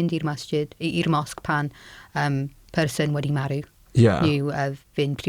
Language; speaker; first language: Welsh; non-native, local second language; English